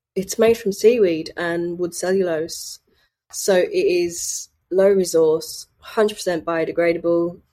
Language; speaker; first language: English; native; English